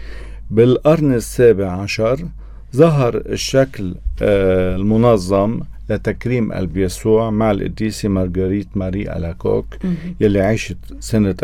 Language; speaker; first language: Arabic; native; Arabic